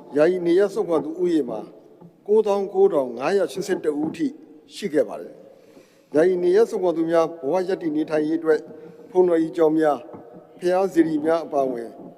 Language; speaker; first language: Burmese; native; Burmese